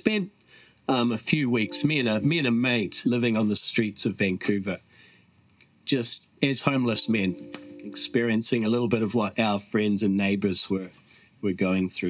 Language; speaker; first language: English; native; English